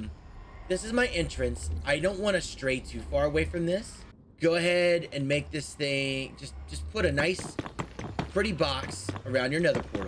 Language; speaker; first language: English; native; English